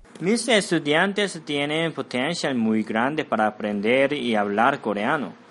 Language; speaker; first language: Spanish; non-native, fluent; Korean